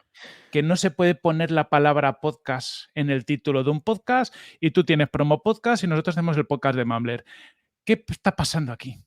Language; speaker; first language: Spanish; native; Spanish